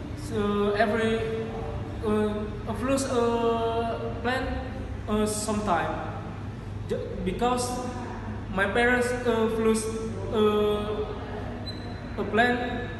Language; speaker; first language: English; non-native, learner; Indonesian